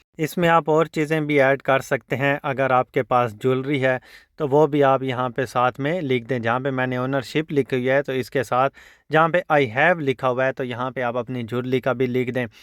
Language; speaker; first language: Urdu; non-native, local second language; Saraiki